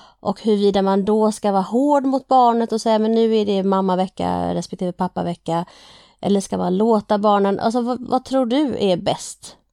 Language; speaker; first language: Swedish; native; Swedish